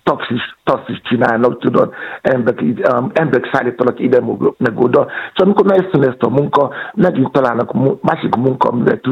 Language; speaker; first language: Hungarian; non-native, fluent; Yoruba